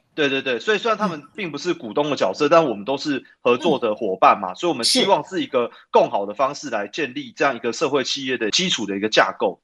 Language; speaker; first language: Chinese; native; Chinese